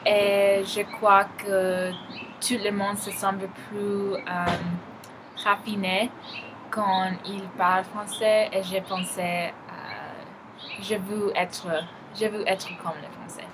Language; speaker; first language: French; non-native, learner; Spanish